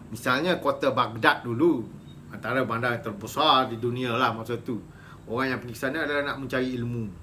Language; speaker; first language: Malay; native; Malay